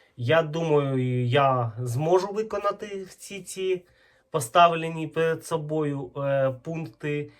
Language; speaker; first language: Ukrainian; non-native, local second language; Russian